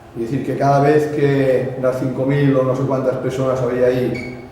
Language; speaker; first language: Spanish; non-native, local second language; Catalan